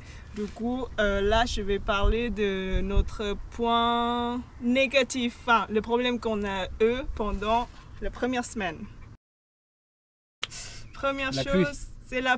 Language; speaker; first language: French; non-native, learner; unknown